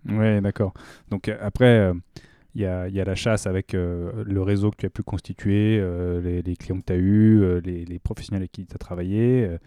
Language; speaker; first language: French; native; French